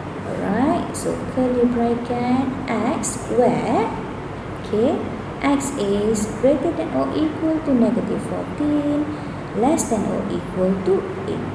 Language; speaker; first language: English; non-native, local second language; Malay